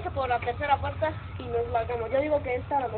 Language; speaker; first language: Spanish; native; Spanish